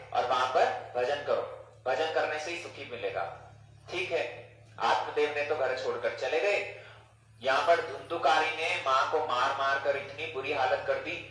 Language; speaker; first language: Hindi; non-native, fluent; English